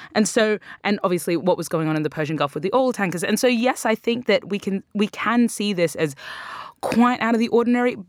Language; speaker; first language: English; native; English